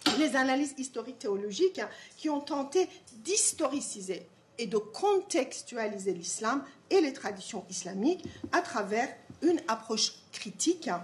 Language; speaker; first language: French; non-native, fluent; Persian